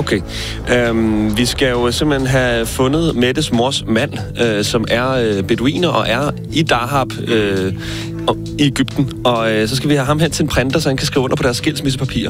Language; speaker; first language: Danish; native; Danish